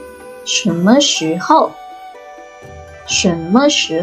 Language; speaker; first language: Chinese; non-native, fluent; Indonesian